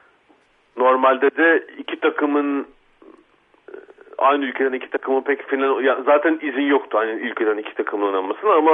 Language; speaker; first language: Turkish; native; Turkish